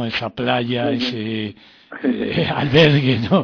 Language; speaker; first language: Spanish; native; Spanish